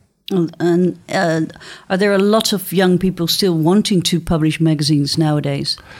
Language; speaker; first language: English; non-native, fluent; Dutch